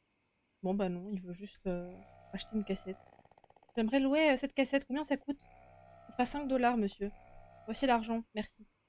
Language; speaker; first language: French; native; French